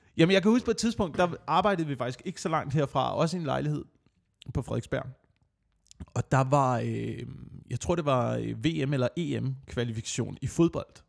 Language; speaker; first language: Danish; native; Danish